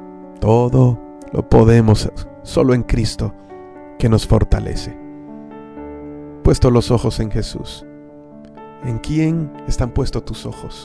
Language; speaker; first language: Spanish; native; Spanish